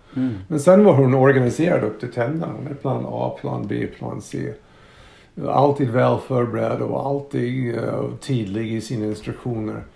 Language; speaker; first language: Swedish; non-native, fluent; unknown